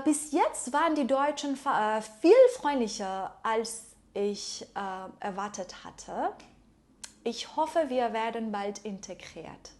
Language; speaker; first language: German; non-native, fluent; Persian